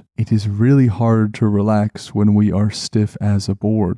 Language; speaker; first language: English; native; English